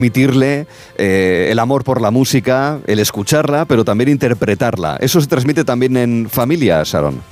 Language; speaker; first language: Spanish; native; Spanish